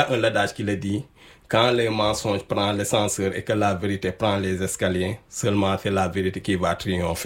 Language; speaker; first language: French; non-native, local second language; Wolof